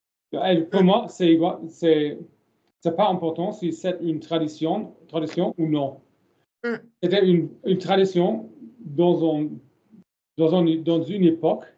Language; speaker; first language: French; non-native, learner; German